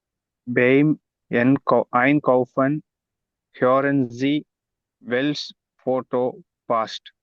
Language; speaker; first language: German; non-native, learner; Tamil